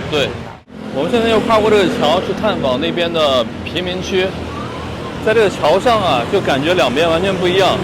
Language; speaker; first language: Chinese; native; Chinese